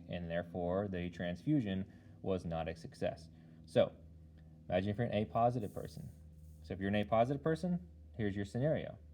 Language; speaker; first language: English; native; English